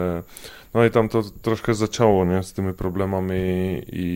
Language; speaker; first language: Polish; non-native, fluent; Czech